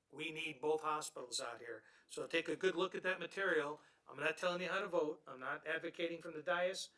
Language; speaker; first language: English; native; English